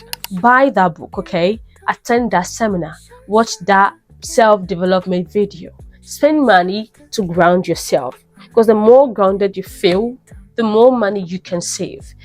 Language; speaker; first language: English; native; English